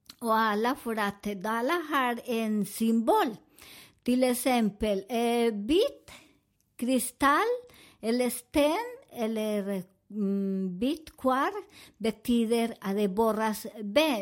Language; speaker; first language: Swedish; non-native, learner; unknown